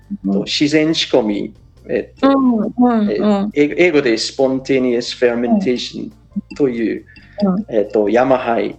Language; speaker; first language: Japanese; non-native, fluent; English